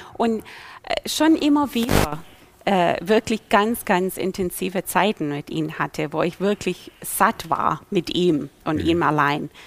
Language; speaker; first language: German; non-native, fluent; English